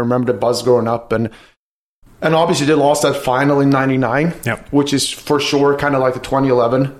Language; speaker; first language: English; non-native, fluent; Swedish